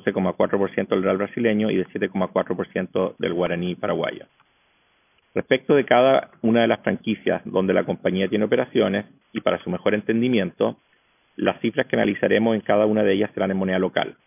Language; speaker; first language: Spanish; native; Spanish